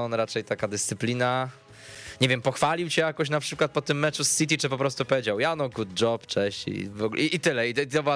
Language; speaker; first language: Polish; native; Polish